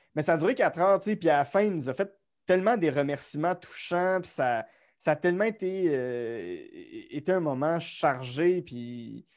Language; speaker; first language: French; native; French